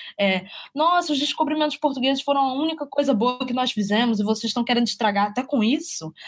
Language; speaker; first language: Portuguese; native; Portuguese